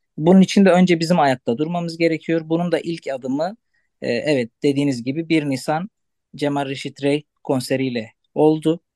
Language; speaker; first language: Turkish; non-native, local second language; Arabic